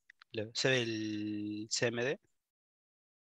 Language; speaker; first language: Spanish; native; Spanish